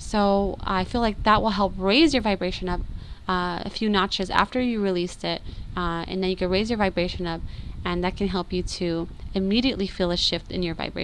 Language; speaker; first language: English; native; English